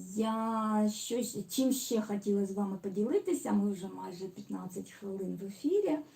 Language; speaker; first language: Ukrainian; non-native, local second language; Russian